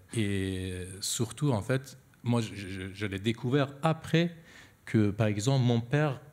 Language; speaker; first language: French; non-native, fluent; Persian